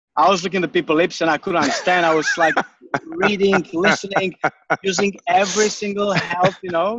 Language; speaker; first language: English; non-native, fluent; Czech